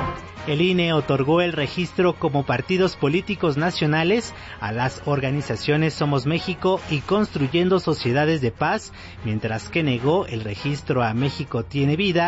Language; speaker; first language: Spanish; native; Spanish